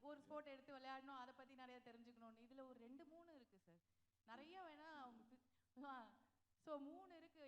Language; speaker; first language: Tamil; native; Tamil